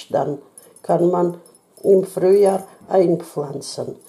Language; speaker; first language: German; non-native, learner; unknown